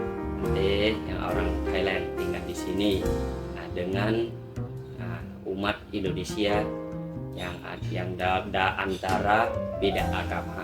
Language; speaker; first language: Indonesian; non-native, learner; Thai